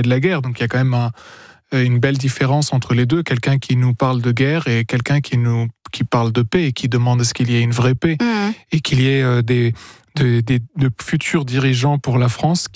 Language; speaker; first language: French; non-native, local second language; Arabic